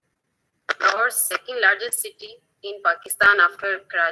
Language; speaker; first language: English; non-native, learner; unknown